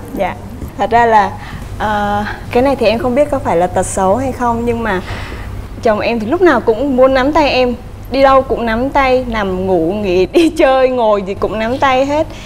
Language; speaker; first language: Vietnamese; native; Vietnamese